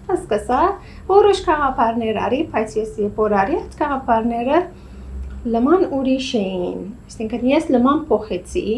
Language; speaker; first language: Armenian; early bilingual, heritage; Armenian